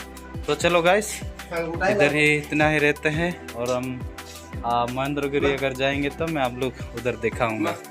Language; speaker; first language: Hindi; non-native, local second language; Odia